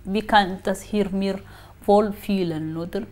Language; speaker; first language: German; non-native, learner; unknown